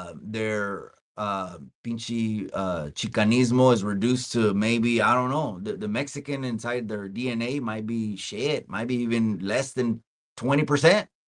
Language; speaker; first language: English; early bilingual, other home language; Spanish